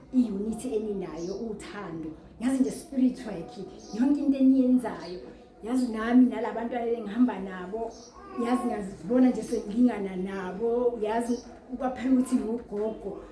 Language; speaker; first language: Zulu; native; Zulu